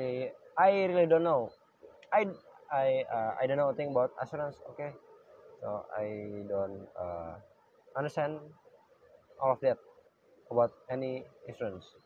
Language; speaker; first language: English; non-native, learner; Indonesian